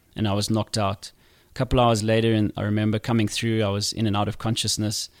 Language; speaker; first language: English; native; English